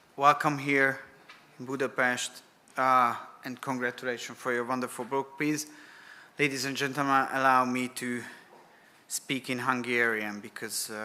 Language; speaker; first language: English; non-native, fluent; Hungarian